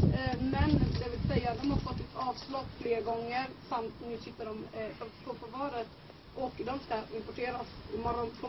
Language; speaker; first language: Swedish; non-native, fluent; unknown